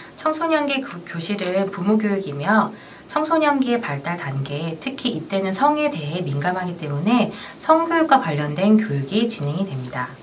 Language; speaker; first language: Korean; native; Korean